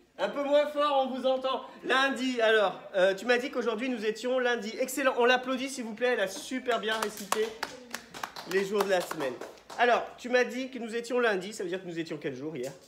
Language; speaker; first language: French; native; French